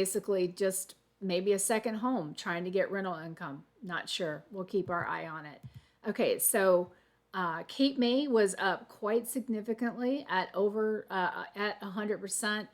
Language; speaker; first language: English; native; English